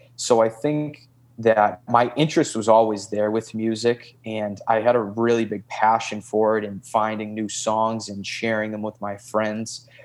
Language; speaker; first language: English; native; English